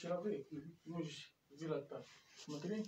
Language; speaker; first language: Russian; non-native, learner; Turkish